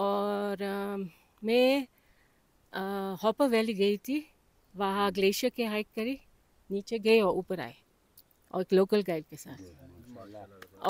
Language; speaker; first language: Hindi; early bilingual, heritage; Hindi